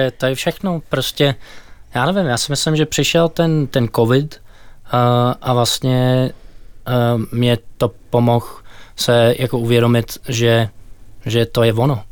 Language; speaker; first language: Czech; non-native, fluent; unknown